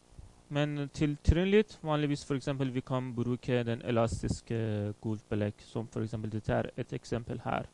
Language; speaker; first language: Swedish; non-native, fluent; Persian